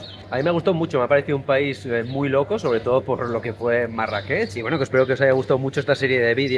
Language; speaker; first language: Spanish; native; Spanish